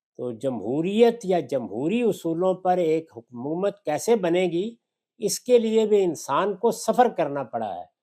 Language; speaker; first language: Urdu; non-native, local second language; Punjabi